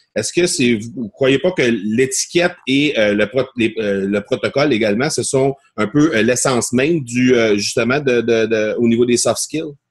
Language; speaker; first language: French; native; French